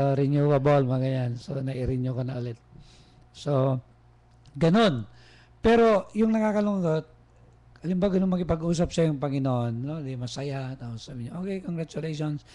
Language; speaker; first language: Filipino; non-native, local second language; Iloko